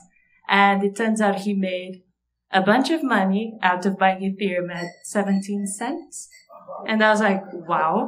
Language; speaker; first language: English; non-native, fluent; Portuguese